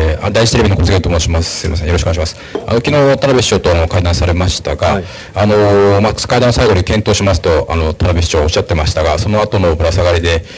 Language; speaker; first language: Japanese; native; Japanese